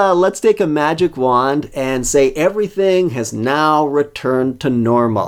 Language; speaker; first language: English; native; English